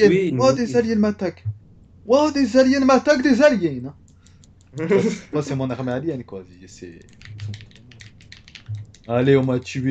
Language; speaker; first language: French; native; French